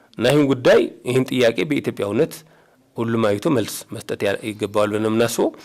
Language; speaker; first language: Amharic; native; Amharic